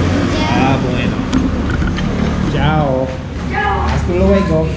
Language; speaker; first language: Spanish; non-native, learner; English